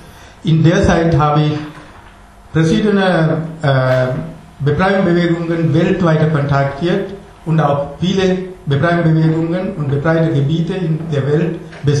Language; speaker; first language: German; non-native, learner; Sinhala